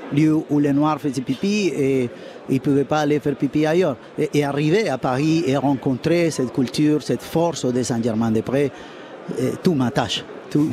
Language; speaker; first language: French; non-native, fluent; Spanish